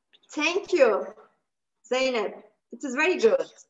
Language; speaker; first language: English; non-native, fluent; Turkish